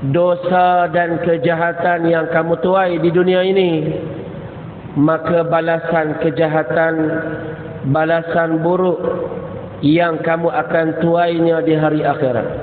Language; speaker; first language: Malay; native; Malay